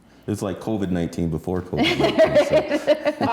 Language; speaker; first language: English; native; English